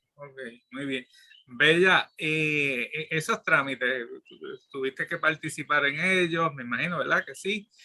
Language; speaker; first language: Spanish; native; Spanish